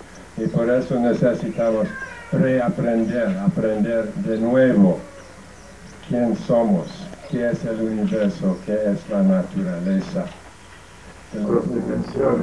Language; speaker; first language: Spanish; non-native, fluent; English